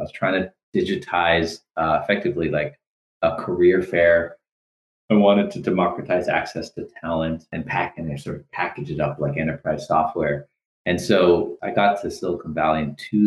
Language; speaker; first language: English; native; English